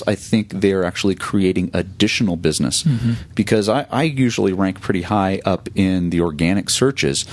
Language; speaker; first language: English; native; English